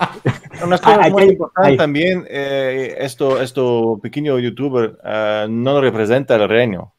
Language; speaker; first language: Spanish; non-native, learner; Italian